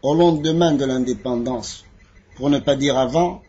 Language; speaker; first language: French; non-native, local second language; Arabic